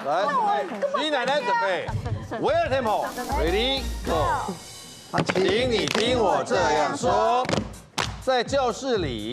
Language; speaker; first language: Chinese; native; Chinese